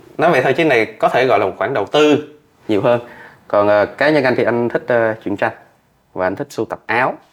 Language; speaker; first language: Vietnamese; native; Vietnamese